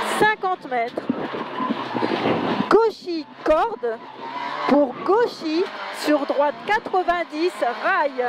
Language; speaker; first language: French; native; French